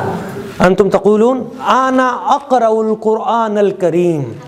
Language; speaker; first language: Arabic; non-native, fluent; Urdu